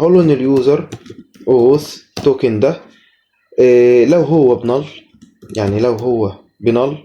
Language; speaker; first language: Arabic; native; Arabic